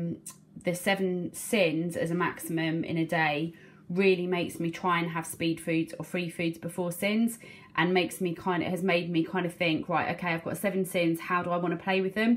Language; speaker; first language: English; native; English